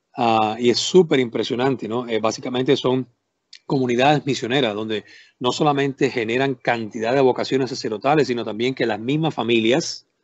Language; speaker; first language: Spanish; native; Spanish